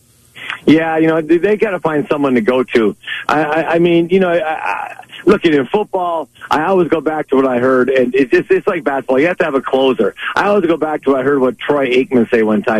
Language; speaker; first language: English; native; English